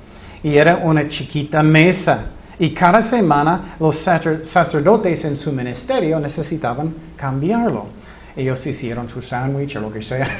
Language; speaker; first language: Spanish; non-native, fluent; English